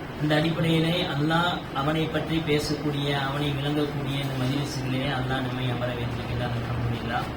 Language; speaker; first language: Tamil; native; Tamil